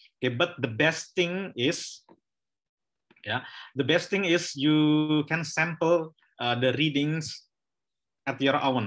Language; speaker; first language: English; non-native, fluent; Indonesian